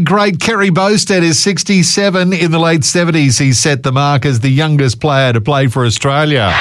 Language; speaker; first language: English; native; English